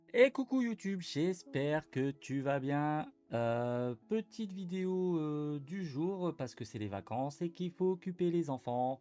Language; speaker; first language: French; native; French